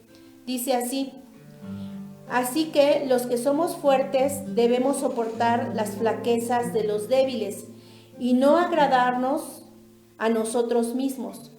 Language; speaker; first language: Spanish; native; Spanish